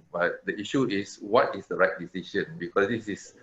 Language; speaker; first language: English; non-native, local second language; Malay